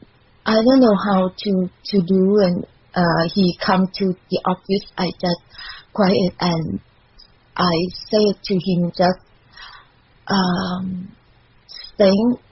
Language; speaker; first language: English; non-native, learner; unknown